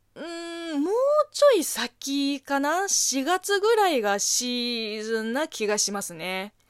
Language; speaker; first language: Japanese; non-native, fluent; Chinese